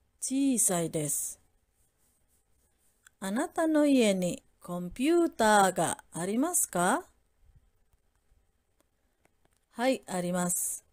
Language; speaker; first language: Japanese; non-native, fluent; Indonesian